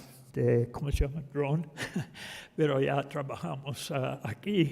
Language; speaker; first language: Spanish; non-native, fluent; English